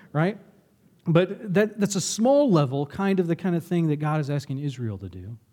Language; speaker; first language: English; native; English